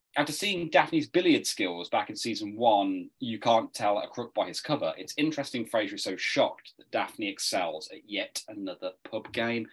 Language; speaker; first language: English; native; English